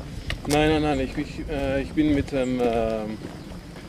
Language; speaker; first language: German; non-native, learner; Dutch